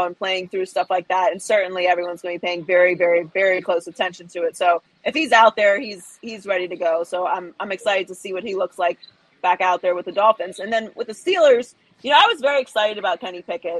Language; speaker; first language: English; native; English